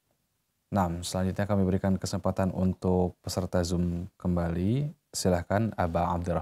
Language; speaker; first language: Indonesian; native; Indonesian